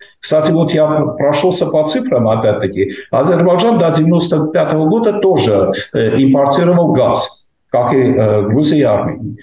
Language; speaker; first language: Russian; non-native, local second language; Armenian